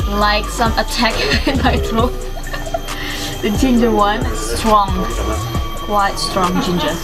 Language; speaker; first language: English; non-native, learner; Indonesian